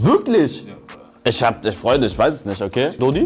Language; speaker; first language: German; native; German